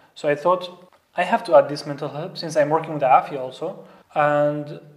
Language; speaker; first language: English; non-native, fluent; Arabic